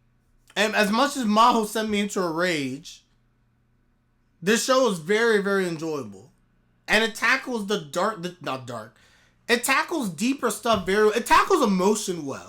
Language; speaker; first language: English; native; English